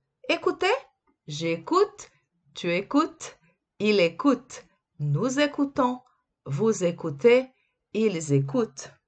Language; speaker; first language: French; non-native, fluent; Portuguese